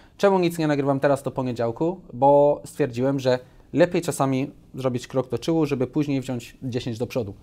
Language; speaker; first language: Polish; early bilingual, heritage; Polish